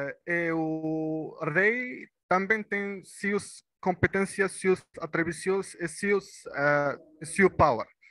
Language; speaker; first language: Portuguese; non-native, learner; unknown